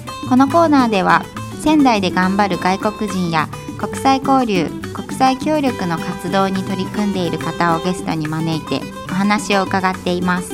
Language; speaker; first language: Japanese; native; Japanese